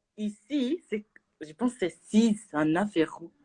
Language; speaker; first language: French; non-native, learner; Portuguese